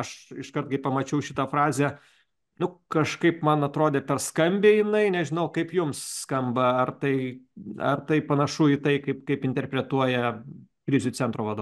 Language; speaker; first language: Lithuanian; native; Lithuanian